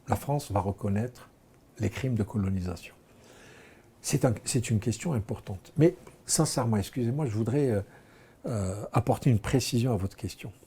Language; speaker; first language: French; non-native, local second language; Arabic